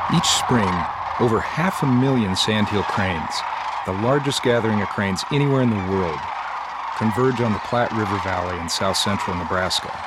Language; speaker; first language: English; native; English